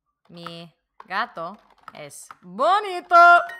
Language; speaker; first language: Spanish; non-native, learner; English